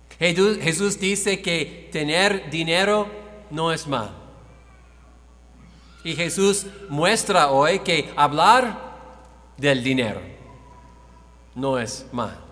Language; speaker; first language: Spanish; non-native, fluent; English